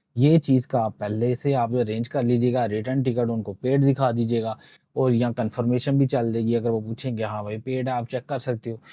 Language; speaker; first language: Urdu; non-native, local second language; Punjabi